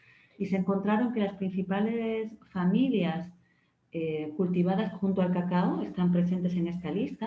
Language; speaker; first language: Spanish; native; Spanish